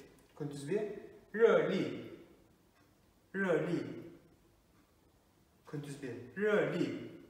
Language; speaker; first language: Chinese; non-native, fluent; Kazakh